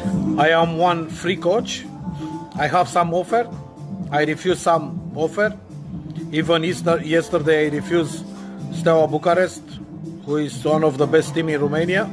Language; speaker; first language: English; non-native, learner; Romanian